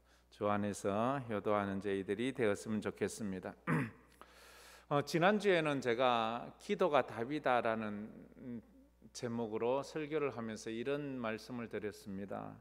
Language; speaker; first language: Korean; native; Korean